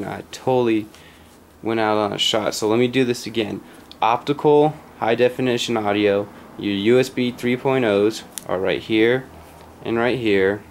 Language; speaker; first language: English; native; English